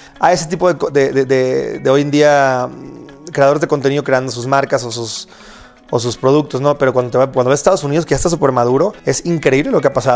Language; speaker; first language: Spanish; native; Spanish